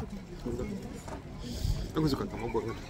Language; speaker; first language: Indonesian; non-native, learner; German